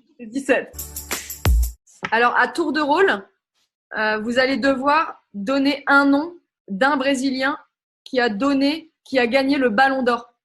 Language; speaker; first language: French; native; French